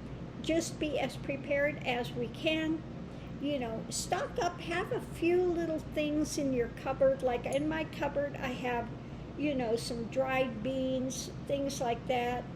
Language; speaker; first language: English; native; English